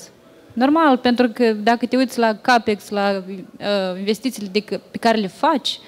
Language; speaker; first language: Romanian; native; Romanian